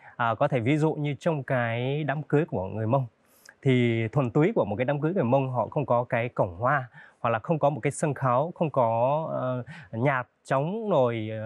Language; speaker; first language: Vietnamese; non-native, local second language; Hmong